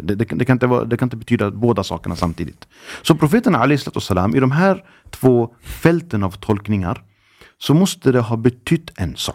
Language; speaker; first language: Swedish; early bilingual, other home language; Arabic